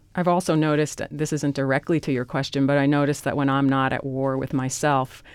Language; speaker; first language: English; native; English